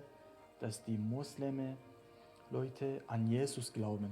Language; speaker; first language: German; non-native, fluent; Persian